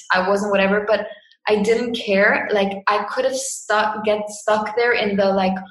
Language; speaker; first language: English; non-native, fluent; Greek